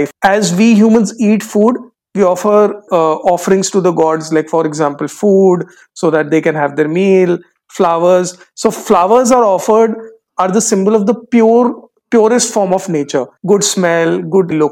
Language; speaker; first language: English; non-native, local second language; Hindi